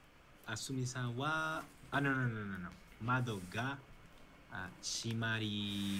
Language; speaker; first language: Japanese; non-native, learner; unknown